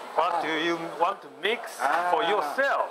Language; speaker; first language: English; non-native, learner; Chinese